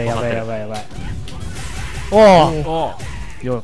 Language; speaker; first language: Japanese; non-native, learner; Chinese